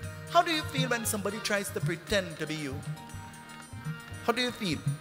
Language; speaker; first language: English; native; English